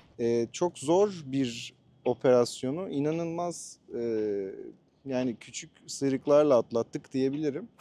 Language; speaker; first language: Turkish; native; Turkish